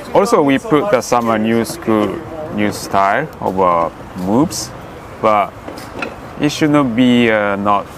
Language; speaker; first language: English; non-native, learner; Japanese